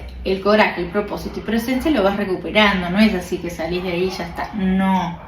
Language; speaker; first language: Spanish; native; Spanish